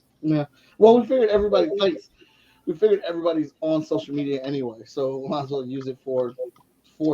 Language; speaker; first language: English; native; English